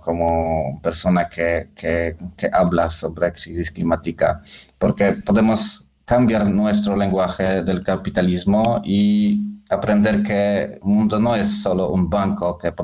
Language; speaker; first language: Spanish; non-native, fluent; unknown